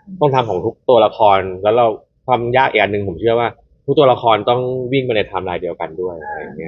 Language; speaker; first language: Thai; native; Thai